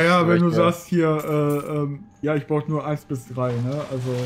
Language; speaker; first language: German; native; German